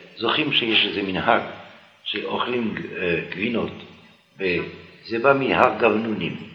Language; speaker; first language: Hebrew; non-native, fluent; French